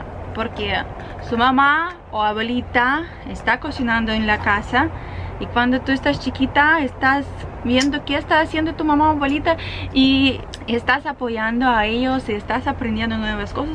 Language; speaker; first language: Spanish; non-native, fluent; Russian